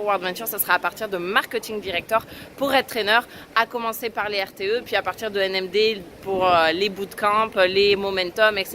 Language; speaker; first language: French; native; French